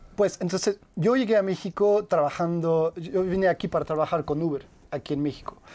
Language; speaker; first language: Spanish; non-native, fluent; French